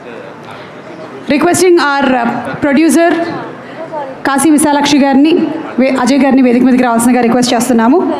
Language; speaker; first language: Telugu; native; Telugu